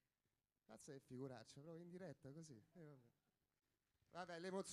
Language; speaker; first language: Italian; native; Italian